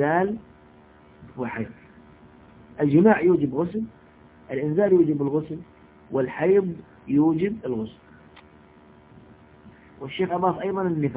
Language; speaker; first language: Arabic; native; Arabic